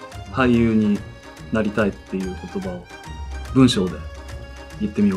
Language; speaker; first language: Japanese; native; Japanese